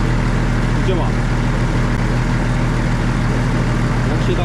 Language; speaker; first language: Polish; native; Polish